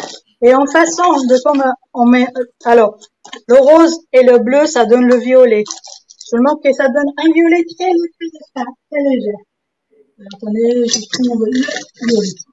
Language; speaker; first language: French; non-native, fluent; Italian